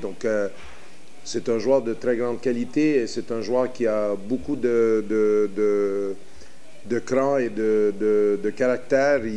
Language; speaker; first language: French; native; French